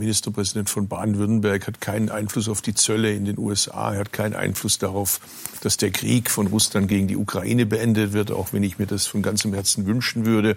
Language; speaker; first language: German; early bilingual, other home language; Turkish